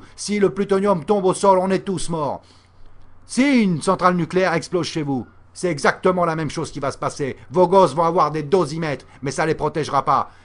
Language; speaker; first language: French; native; French